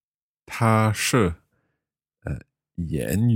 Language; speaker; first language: Chinese; non-native, learner; English